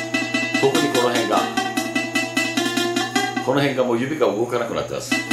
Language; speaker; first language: Japanese; native; Japanese